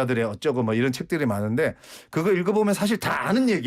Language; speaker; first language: Korean; native; Korean